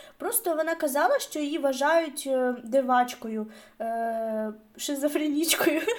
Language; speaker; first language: Ukrainian; non-native, local second language; Russian